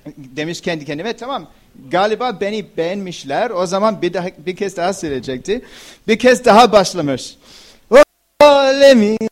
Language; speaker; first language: Turkish; non-native, fluent; English